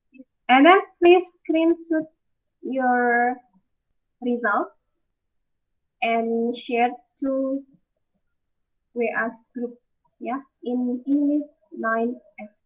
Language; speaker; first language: English; non-native, fluent; Indonesian